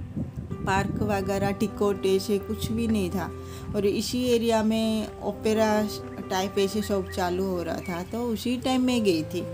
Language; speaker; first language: Hindi; non-native, local second language; Odia